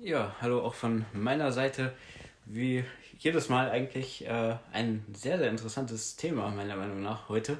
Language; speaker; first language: German; native; German